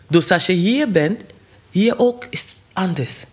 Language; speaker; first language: Dutch; non-native, learner; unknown